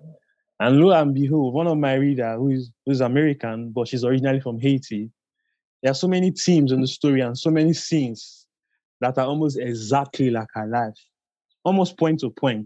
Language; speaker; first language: English; non-native, local second language; Igbo